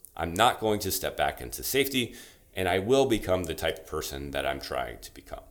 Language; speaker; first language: English; native; English